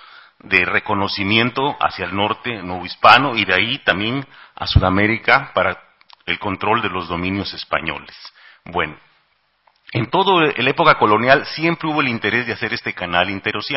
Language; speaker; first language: Spanish; native; Spanish